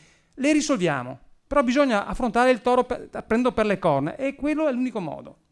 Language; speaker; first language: Italian; native; Italian